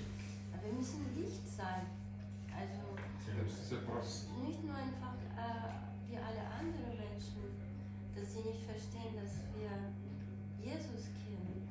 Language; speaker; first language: German; non-native, learner; Portuguese